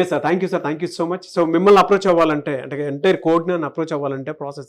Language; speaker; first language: Telugu; native; Telugu